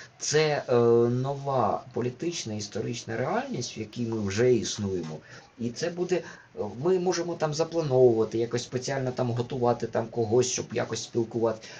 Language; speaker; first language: Ukrainian; non-native, local second language; Russian